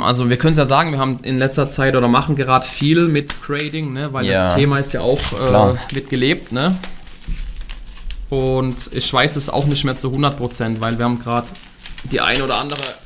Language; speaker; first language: German; native; German